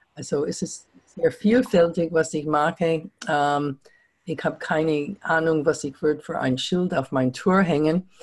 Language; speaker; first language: German; non-native, fluent; English